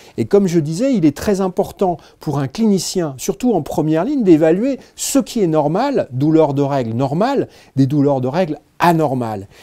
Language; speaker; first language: French; native; French